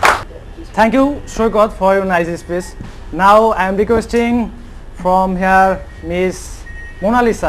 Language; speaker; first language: English; non-native, learner; Bangla